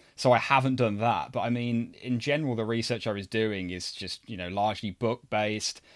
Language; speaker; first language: English; native; English